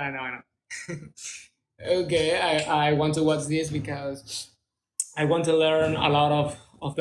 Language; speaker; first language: English; non-native, learner; Spanish